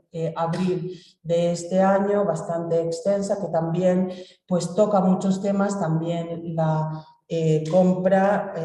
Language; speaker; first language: Spanish; native; Spanish